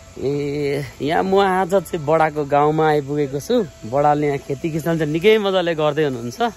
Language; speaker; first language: Nepali; native; Nepali